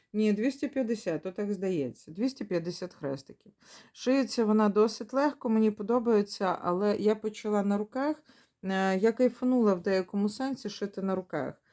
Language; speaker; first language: Ukrainian; non-native, local second language; Russian